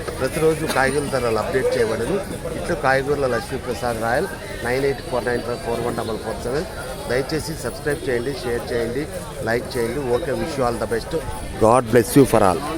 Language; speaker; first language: Telugu; native; Telugu